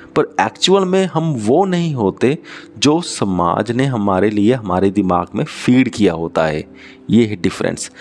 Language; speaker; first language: Hindi; non-native, local second language; Punjabi